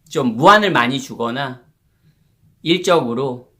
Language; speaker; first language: Korean; native; Korean